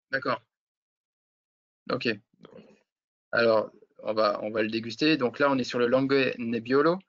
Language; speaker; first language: French; native; French